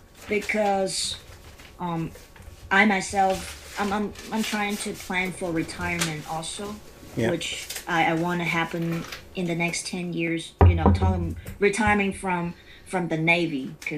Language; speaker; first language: English; non-native, local second language; Cantonese